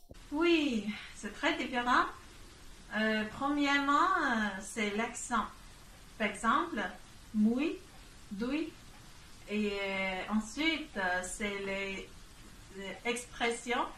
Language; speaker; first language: French; non-native, learner; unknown